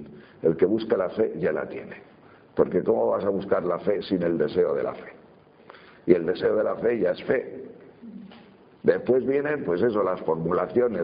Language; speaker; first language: Spanish; native; Spanish